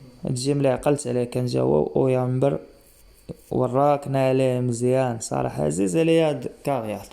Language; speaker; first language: Arabic; native; Arabic